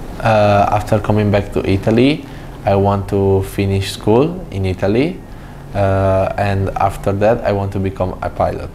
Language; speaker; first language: English; non-native, fluent; Italian